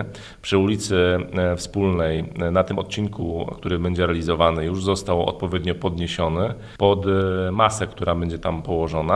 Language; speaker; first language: Polish; native; Polish